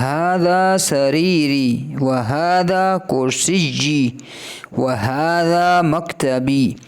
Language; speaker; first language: Arabic; non-native, fluent; Urdu